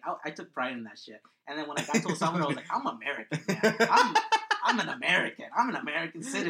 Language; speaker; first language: English; early bilingual, other home language; Spanish